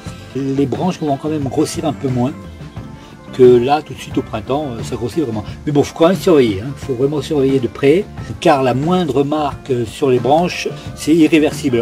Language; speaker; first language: French; native; French